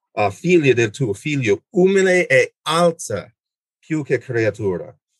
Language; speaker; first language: Italian; non-native, fluent; English